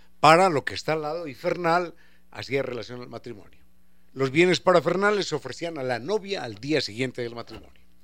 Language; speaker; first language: Spanish; native; Spanish